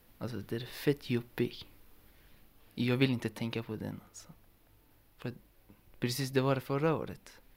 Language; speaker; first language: Swedish; non-native, learner; Persian